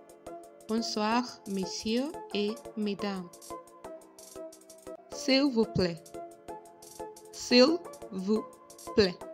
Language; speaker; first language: French; non-native, fluent; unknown